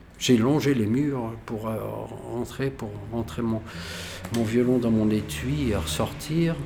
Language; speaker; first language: French; native; French